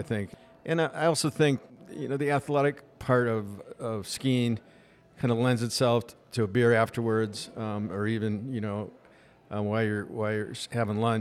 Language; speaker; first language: English; native; English